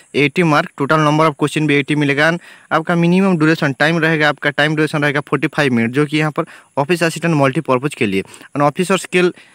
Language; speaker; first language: Hindi; non-native, local second language; Bangla